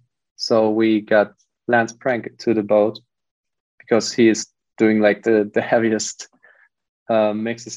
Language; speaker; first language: English; non-native, fluent; German